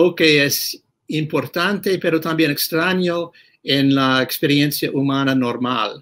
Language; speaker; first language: Spanish; non-native, fluent; English